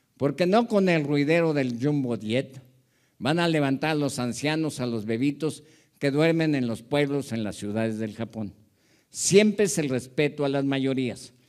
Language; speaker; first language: Spanish; early bilingual, other home language; Japanese